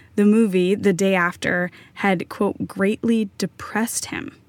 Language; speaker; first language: English; native; English